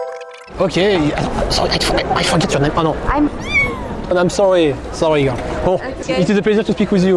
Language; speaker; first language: English; non-native, learner; French